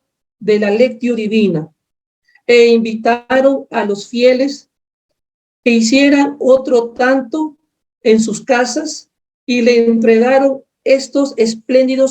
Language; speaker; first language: Spanish; native; Spanish